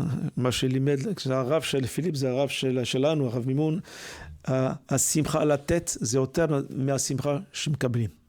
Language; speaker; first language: Hebrew; non-native, learner; French